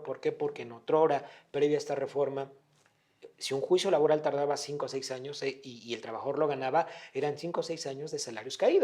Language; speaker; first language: Spanish; native; Spanish